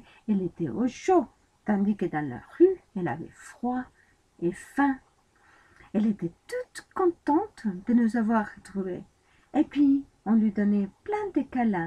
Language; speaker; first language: French; non-native, fluent; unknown